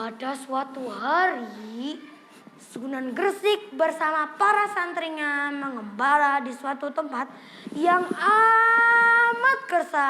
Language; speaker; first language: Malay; non-native, local second language; Javanese